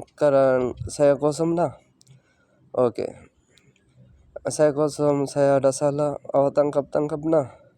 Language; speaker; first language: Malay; non-native, learner; Bangla